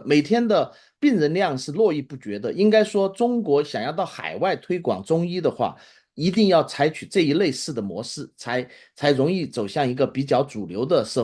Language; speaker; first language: Chinese; native; Chinese